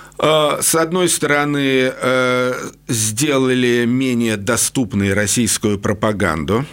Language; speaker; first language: Russian; native; Russian